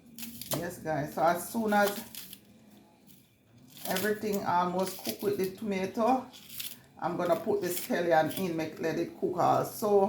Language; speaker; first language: English; non-native, local second language; Jamaican Creole English